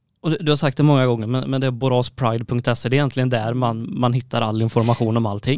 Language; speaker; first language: Swedish; native; Swedish